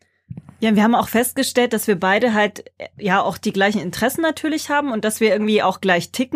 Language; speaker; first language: German; native; German